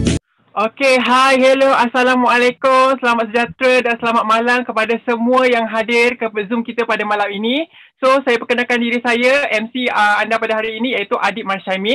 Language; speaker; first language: Malay; native; Malay